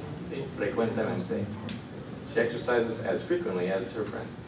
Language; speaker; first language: English; native; English